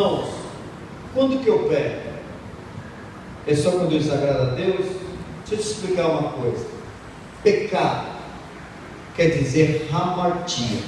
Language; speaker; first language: Portuguese; native; Portuguese